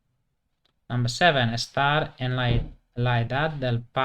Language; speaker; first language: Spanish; non-native, fluent; English